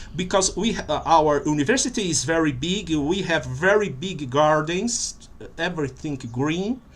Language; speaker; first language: English; non-native, fluent; Portuguese